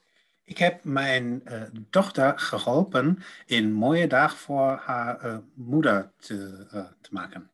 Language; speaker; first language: Dutch; non-native, learner; German